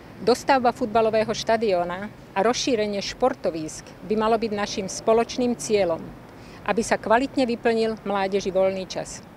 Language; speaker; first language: Slovak; native; Slovak